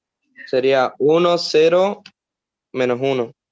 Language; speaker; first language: Spanish; native; Spanish